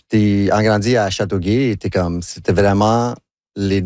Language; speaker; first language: French; non-native, local second language; English